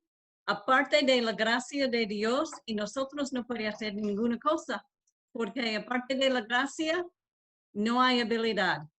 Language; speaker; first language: Spanish; non-native, learner; English